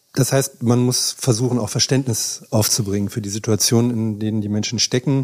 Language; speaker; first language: German; native; German